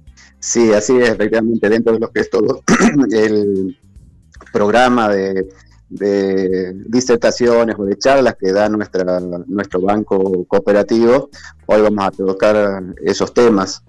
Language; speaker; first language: Spanish; native; Spanish